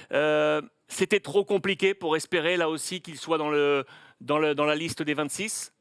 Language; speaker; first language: French; native; French